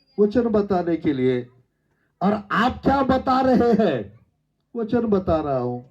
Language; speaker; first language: Hindi; non-native, local second language; Telugu